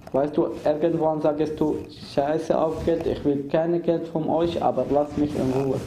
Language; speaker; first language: German; non-native, fluent; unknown